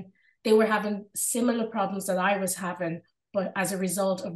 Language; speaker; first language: English; non-native, local second language; Yoruba